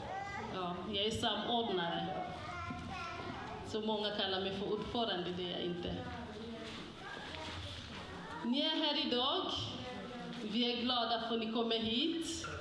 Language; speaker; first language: Swedish; non-native, fluent; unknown